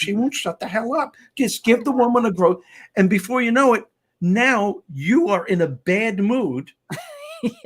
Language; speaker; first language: English; native; English